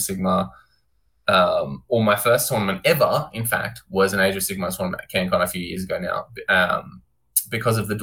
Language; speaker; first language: English; native; English